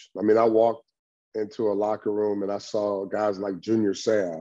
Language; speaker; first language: English; native; English